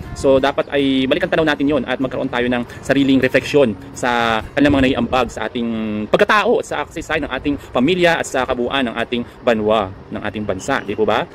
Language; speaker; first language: Filipino; non-native, local second language; Kinaray-a